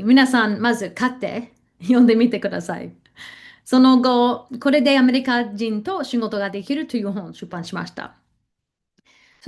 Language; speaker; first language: Japanese; non-native, fluent; English